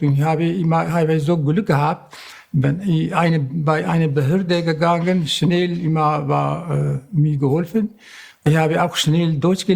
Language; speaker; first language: German; non-native, learner; Kurdish